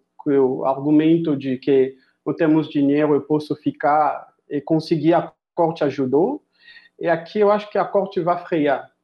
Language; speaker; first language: Portuguese; non-native, fluent; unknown